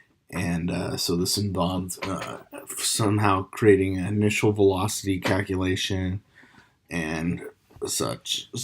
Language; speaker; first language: English; native; English